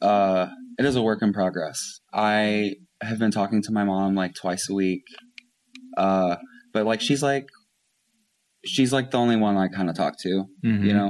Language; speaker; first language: English; native; English